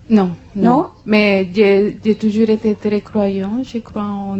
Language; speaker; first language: French; non-native, fluent; Spanish